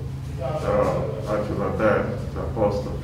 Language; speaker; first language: Italian; non-native, learner; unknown